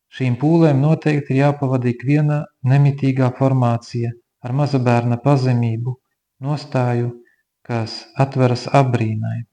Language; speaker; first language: Latvian; native; Latvian